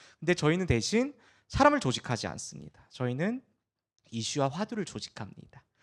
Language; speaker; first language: Korean; early bilingual, heritage; Korean